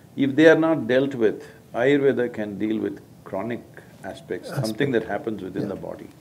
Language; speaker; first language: English; non-native, local second language; Kannada